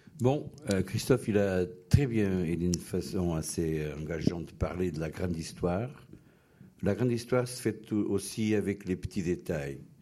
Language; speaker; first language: French; non-native, fluent; Portuguese